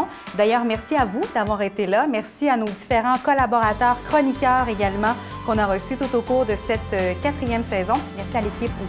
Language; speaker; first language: French; native; French